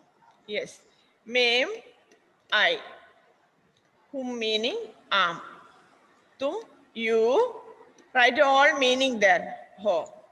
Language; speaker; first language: English; non-native, local second language; Malayalam